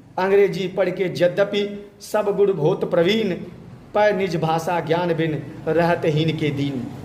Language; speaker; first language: Hindi; native; Hindi